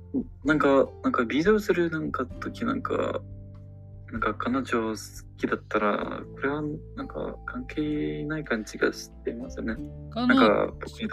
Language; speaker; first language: Japanese; non-native, fluent; French